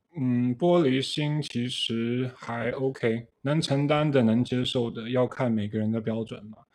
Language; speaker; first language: Chinese; early bilingual, heritage; Chinese